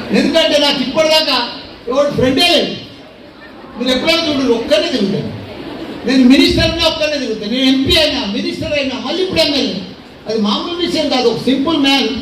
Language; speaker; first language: Telugu; native; Telugu